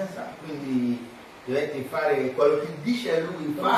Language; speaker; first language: Italian; non-native, fluent; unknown